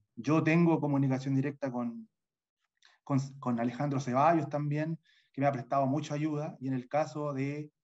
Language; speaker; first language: Spanish; native; Spanish